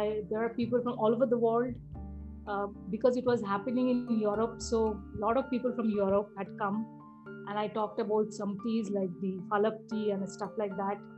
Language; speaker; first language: English; non-native, local second language; Bangla